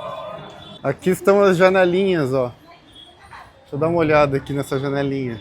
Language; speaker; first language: Portuguese; native; Portuguese